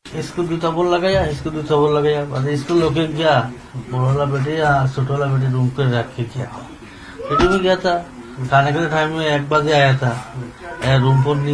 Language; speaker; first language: Hindi; non-native, local second language; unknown